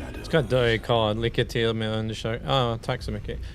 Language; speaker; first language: Swedish; non-native, learner; English